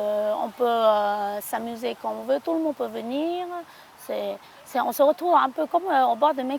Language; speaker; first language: French; non-native, learner; Hmong